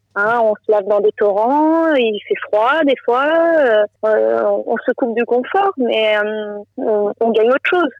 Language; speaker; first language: French; native; French